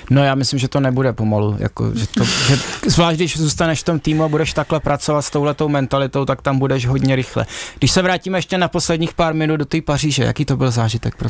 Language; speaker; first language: Czech; native; Czech